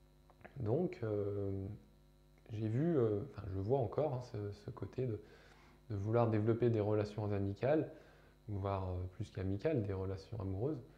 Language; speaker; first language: French; native; French